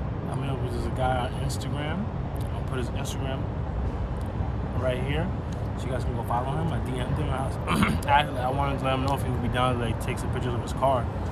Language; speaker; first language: English; early bilingual, other home language; Spanish